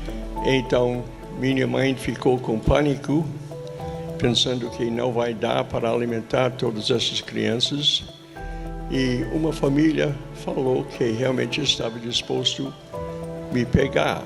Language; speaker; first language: Portuguese; non-native, fluent; English